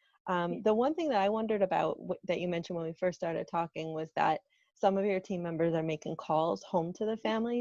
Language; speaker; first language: English; native; English